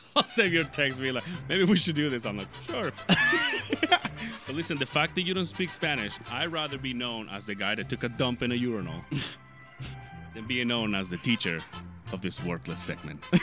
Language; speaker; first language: English; native; English